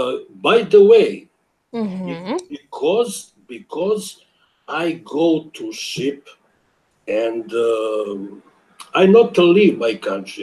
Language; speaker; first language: English; non-native, learner; Serbian